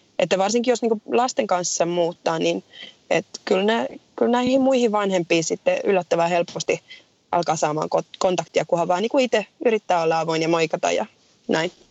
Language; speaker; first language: Finnish; native; Finnish